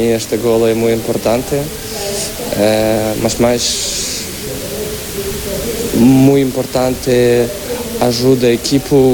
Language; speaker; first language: Portuguese; non-native, learner; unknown